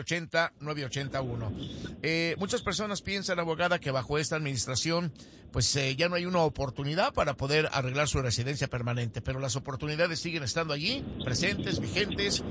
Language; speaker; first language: Spanish; native; Spanish